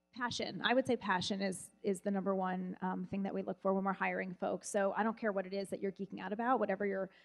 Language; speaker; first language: English; native; English